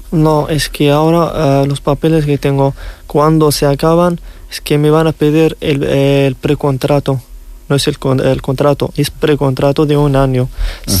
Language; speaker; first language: Spanish; non-native, learner; Riffian